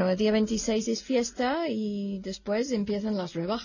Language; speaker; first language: Spanish; non-native, fluent; English